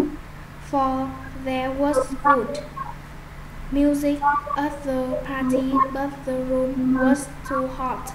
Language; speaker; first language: English; non-native, learner; Vietnamese